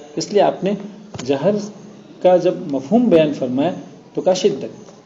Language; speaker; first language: Urdu; non-native, local second language; Gujarati